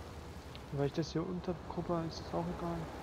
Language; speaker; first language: German; native; German